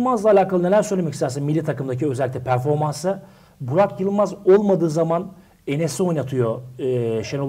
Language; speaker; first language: Turkish; native; Turkish